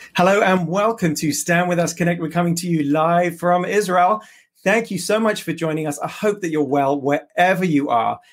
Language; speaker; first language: English; native; English